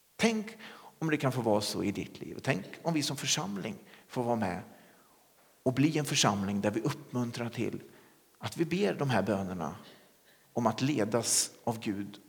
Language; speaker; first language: Swedish; native; Swedish